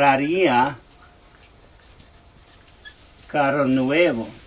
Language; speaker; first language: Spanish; non-native, learner; English